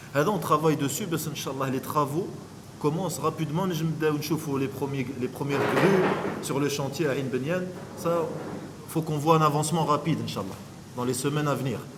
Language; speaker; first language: French; non-native, local second language; Arabic